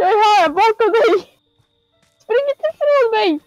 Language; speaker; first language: Swedish; native; Swedish